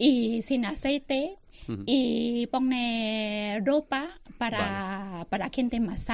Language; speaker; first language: Spanish; non-native, learner; Thai